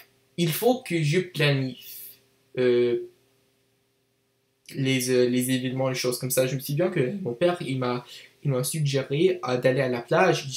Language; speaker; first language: French; non-native, learner; English